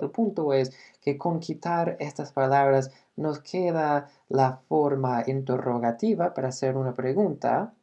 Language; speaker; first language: Spanish; non-native, fluent; English